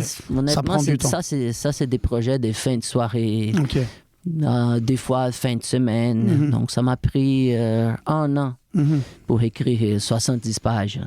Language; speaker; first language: French; non-native, fluent; Portuguese